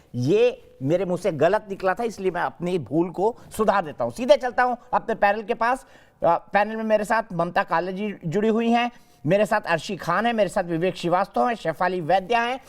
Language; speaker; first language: Hindi; native; Hindi